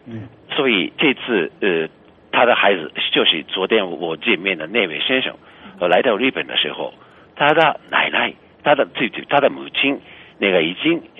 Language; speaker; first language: Chinese; non-native, fluent; Japanese